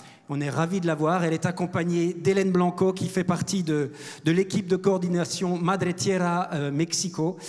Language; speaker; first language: French; native; French